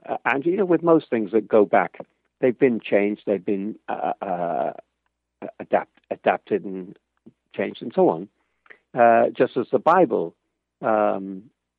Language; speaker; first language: English; native; English